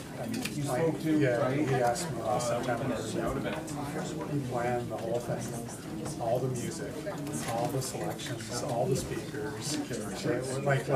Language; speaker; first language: English; native; English